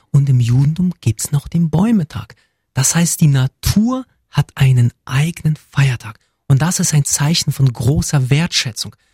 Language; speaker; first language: German; early bilingual, other home language; Russian